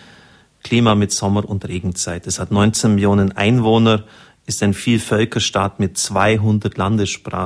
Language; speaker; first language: German; native; German